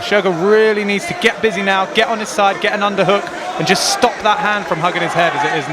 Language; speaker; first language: English; native; English